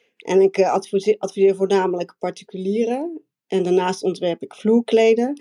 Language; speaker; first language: Dutch; native; Dutch